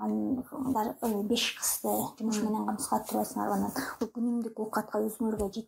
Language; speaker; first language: Kyrgyz; native; Kyrgyz